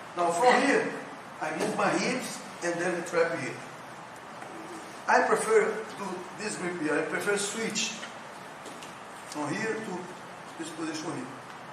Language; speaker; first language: English; non-native, learner; Portuguese